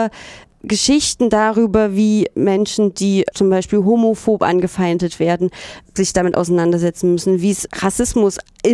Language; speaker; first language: German; native; German